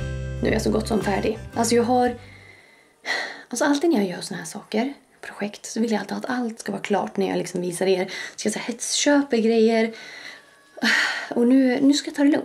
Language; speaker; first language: Swedish; native; Swedish